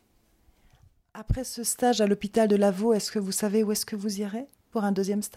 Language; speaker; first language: French; native; French